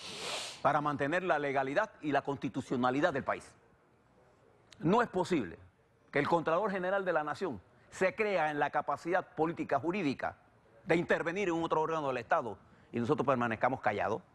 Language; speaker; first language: Spanish; native; Spanish